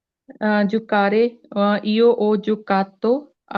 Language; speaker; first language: Italian; non-native, learner; Punjabi